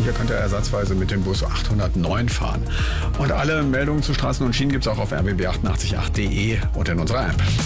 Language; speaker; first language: German; native; German